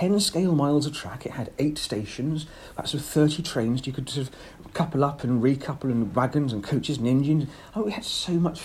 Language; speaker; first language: English; native; English